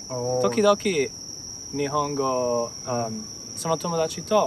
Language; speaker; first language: Japanese; non-native, learner; Italian